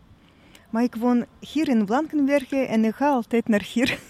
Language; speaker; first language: Dutch; non-native, learner; Russian